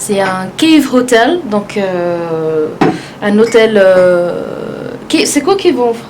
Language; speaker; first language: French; non-native, local second language; Arabic